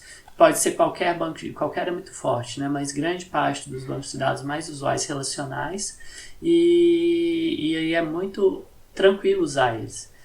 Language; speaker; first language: Portuguese; native; Portuguese